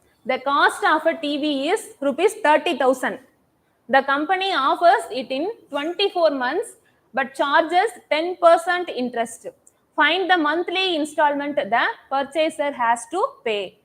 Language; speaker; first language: English; non-native, local second language; Tamil